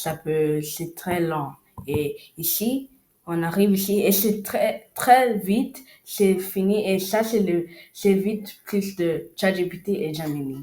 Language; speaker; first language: French; non-native, learner; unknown